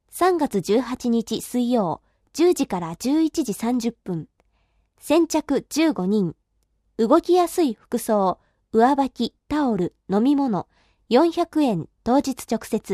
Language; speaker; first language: Japanese; native; Japanese